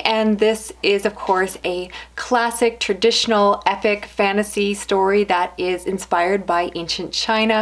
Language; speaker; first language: English; native; English